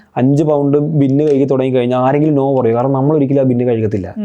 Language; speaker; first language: Malayalam; native; Malayalam